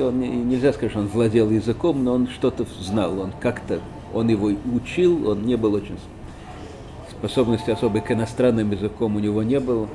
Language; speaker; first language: Russian; native; Russian